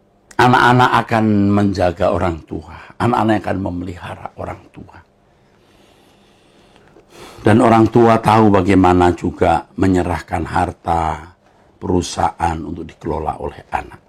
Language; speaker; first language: Indonesian; native; Indonesian